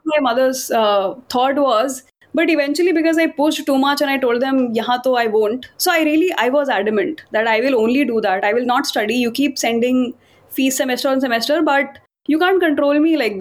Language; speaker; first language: English; non-native, local second language; Hindi